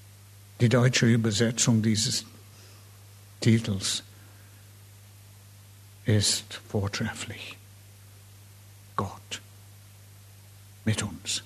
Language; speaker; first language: German; non-native, fluent; English